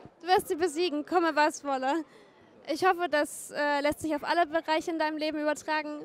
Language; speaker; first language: German; native; German